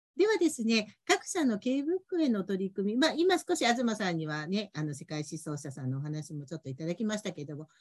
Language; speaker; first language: Japanese; native; Japanese